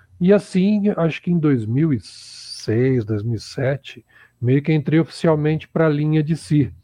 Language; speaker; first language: Portuguese; native; Portuguese